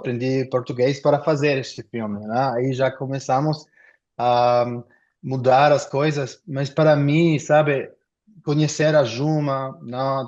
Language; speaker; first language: Portuguese; non-native, fluent; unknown